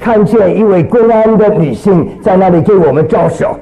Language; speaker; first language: Chinese; early bilingual, other home language; English